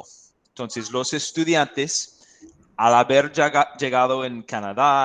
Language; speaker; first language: Spanish; non-native, fluent; English